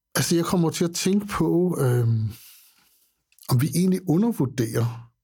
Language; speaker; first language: Danish; early bilingual, other home language; Arabic